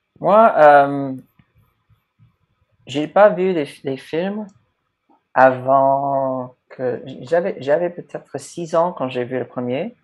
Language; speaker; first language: French; non-native, fluent; English